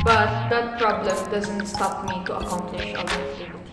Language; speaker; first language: English; non-native, local second language; Filipino